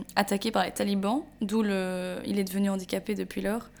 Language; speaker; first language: French; native; French